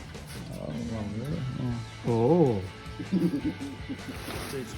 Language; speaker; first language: English; non-native, learner; Russian